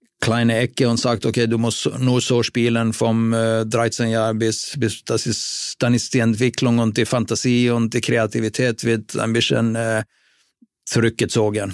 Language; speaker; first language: German; non-native, fluent; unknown